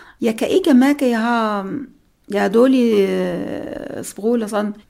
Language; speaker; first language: Danish; non-native, learner; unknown